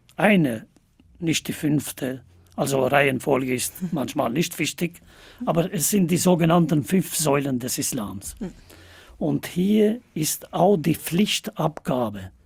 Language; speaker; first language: German; non-native, fluent; Albanian